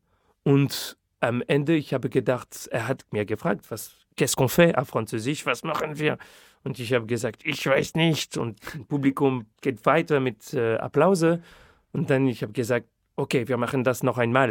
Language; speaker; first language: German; non-native, fluent; French